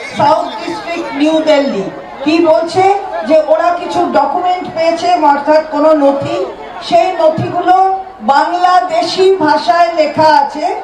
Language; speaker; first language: Bangla; native; Bangla